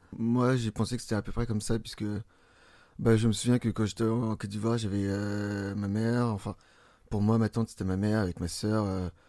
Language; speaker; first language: French; early bilingual, other home language; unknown